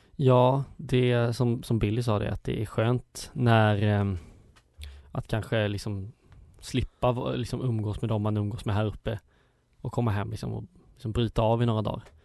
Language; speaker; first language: Swedish; native; Swedish